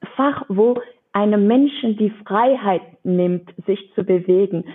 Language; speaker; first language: German; non-native, fluent; Persian